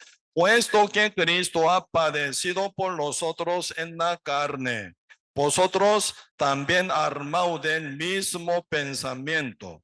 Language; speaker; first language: Spanish; non-native, learner; Korean